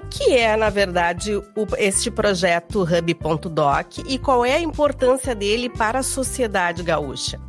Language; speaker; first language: Portuguese; native; Portuguese